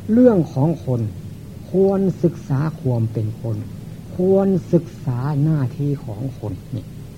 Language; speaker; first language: Thai; native; Thai